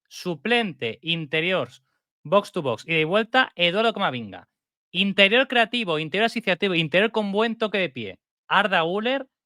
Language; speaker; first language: Spanish; native; Spanish